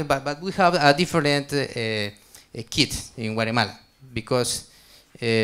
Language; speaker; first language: English; non-native, learner; Spanish